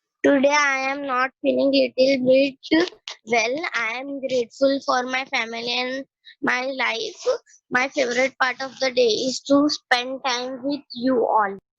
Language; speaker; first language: English; non-native, learner; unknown